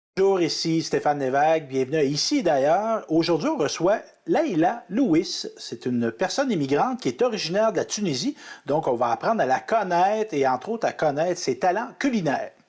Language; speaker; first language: French; native; French